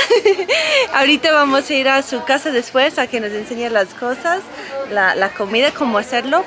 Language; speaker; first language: Spanish; non-native, fluent; English